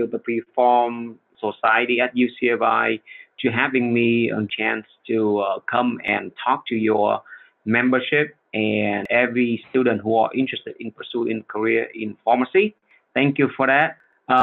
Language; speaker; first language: English; non-native, fluent; Vietnamese